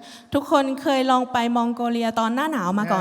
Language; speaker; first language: Thai; native; Thai